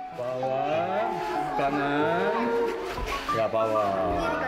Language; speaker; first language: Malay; non-native, learner; Korean